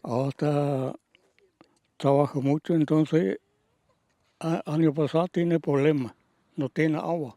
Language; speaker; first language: Spanish; non-native, local second language; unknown